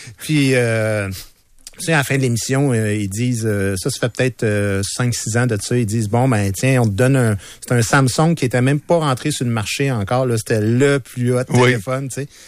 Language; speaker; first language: French; native; French